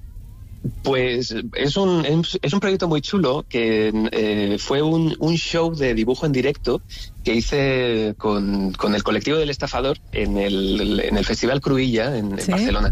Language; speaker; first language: Spanish; native; Spanish